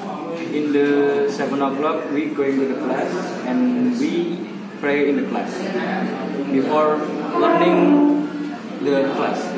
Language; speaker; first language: English; non-native, learner; Indonesian